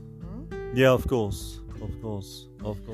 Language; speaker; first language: English; non-native, learner; French